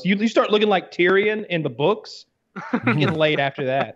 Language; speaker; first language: English; native; English